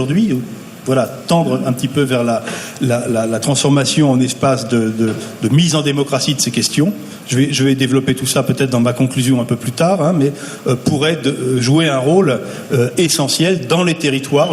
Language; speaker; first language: French; native; French